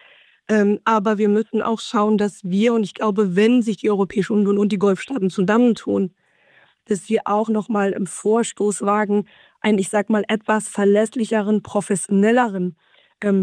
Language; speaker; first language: German; native; German